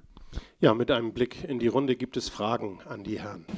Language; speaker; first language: German; native; German